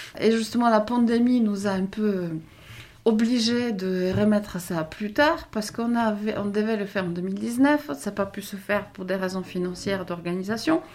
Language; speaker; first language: French; non-native, fluent; Polish